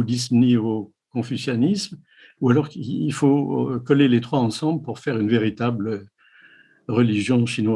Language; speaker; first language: French; native; French